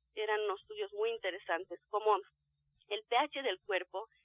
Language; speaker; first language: Spanish; non-native, fluent; Romanian